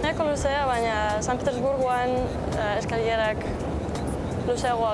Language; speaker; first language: Basque; non-native, learner; Russian